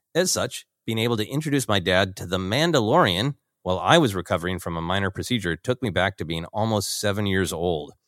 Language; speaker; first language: English; native; English